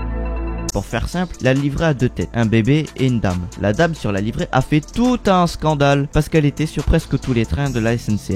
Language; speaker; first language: French; native; French